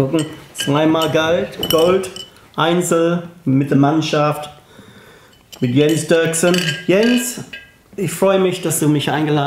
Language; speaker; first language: German; non-native, fluent; English